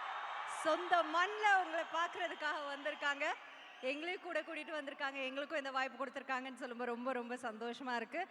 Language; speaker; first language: Tamil; native; Tamil